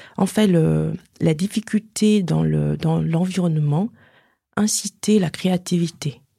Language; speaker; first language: French; non-native, fluent; Chinese